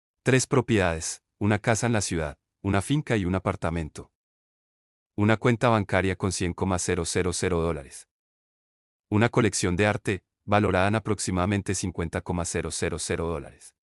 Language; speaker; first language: Spanish; native; Spanish